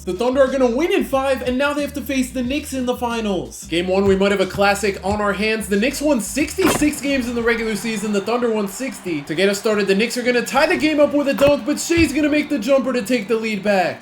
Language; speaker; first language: English; native; English